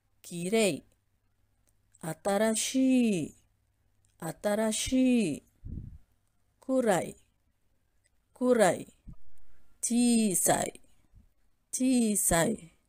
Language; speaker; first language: Japanese; non-native, fluent; Indonesian